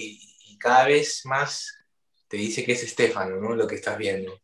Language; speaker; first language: Spanish; native; Spanish